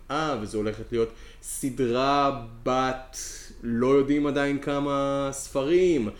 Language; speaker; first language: Hebrew; native; Hebrew